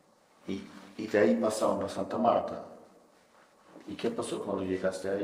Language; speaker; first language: Spanish; early bilingual, heritage; Spanish